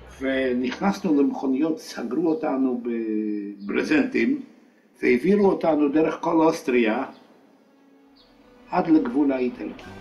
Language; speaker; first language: Hebrew; non-native, fluent; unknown